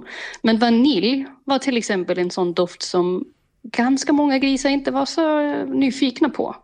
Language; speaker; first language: Swedish; non-native, fluent; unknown